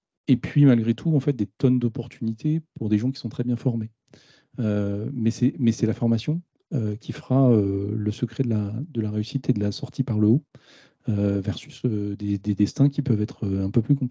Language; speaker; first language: French; native; French